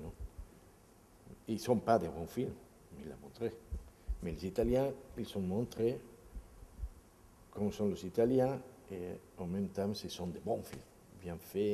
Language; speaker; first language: French; non-native, fluent; Spanish